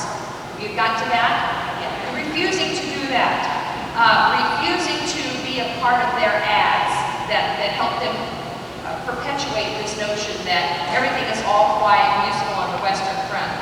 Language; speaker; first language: English; native; English